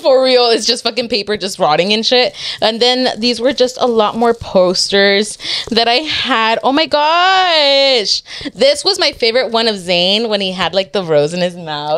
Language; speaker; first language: English; early bilingual, other home language; Spanish